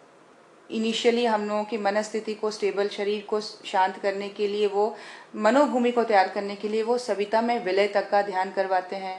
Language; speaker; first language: Hindi; native; Hindi